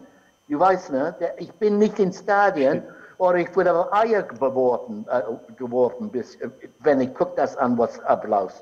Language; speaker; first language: German; non-native, fluent; English